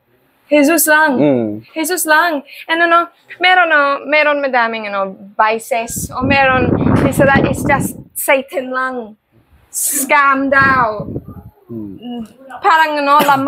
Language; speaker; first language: Filipino; non-native, learner; English